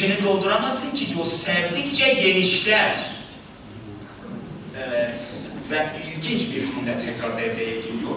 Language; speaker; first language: Turkish; native; Turkish